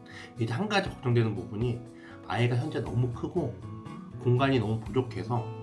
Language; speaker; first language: Korean; native; Korean